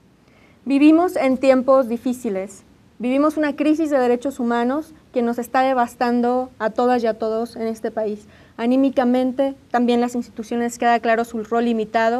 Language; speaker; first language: Spanish; native; Spanish